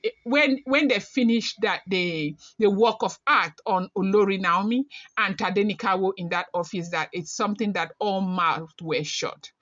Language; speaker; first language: English; non-native, local second language; Yoruba